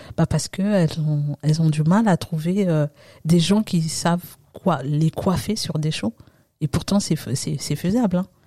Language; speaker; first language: French; early bilingual, other home language; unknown